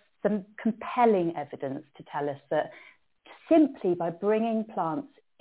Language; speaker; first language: English; native; English